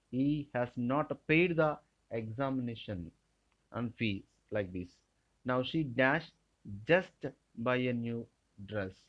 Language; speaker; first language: English; non-native, local second language; Telugu